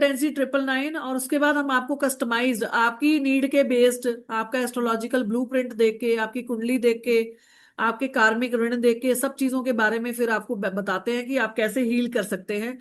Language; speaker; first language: Hindi; native; Hindi